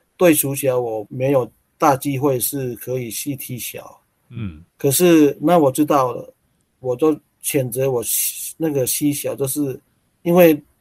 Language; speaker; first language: Chinese; non-native, learner; Thai